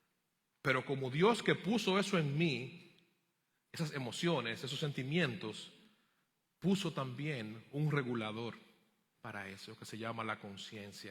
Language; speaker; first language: Spanish; native; Spanish